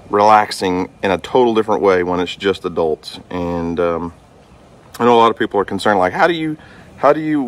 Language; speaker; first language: English; native; English